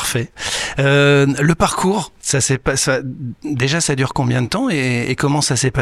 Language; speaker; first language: French; native; French